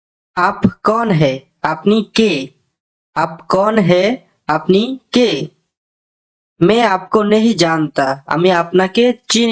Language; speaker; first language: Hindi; non-native, learner; Bangla